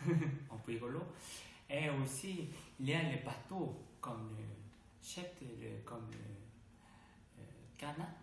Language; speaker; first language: French; non-native, learner; Korean